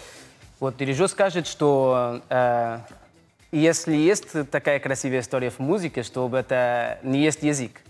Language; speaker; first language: Russian; non-native, learner; Portuguese